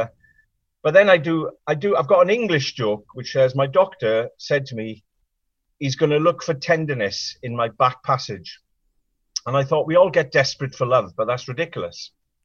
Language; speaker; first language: English; non-native, local second language; Welsh